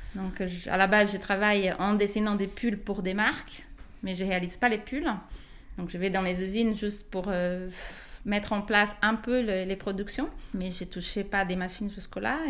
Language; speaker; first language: French; non-native, fluent; Portuguese